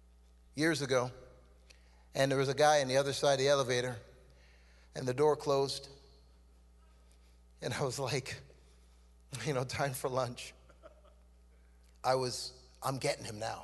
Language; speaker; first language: English; native; English